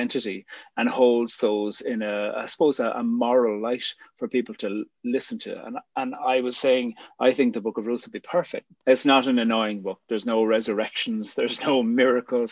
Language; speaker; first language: English; native; English